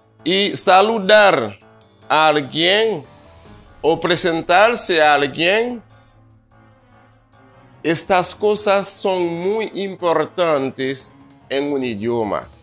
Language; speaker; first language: Spanish; non-native, fluent; Haitian Creole